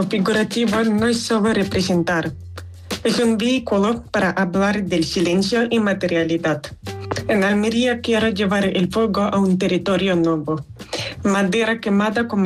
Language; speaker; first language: Spanish; native; Spanish